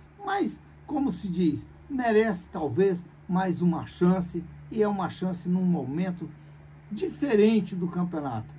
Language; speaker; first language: Portuguese; native; Portuguese